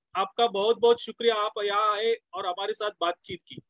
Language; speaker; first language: Hindi; non-native, local second language; Marathi